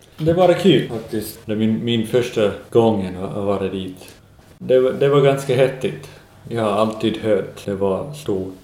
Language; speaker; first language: Swedish; non-native, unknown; English